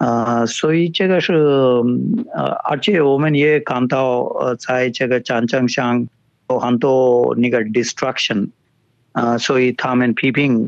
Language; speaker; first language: Chinese; non-native, fluent; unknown